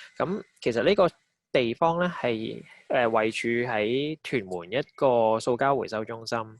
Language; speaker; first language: Cantonese; native; Cantonese